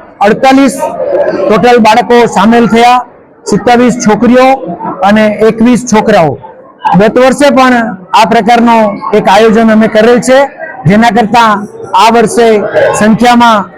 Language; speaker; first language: Gujarati; non-native, local second language; Sindhi